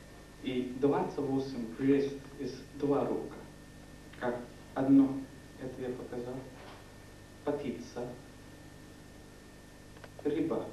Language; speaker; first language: Russian; non-native, learner; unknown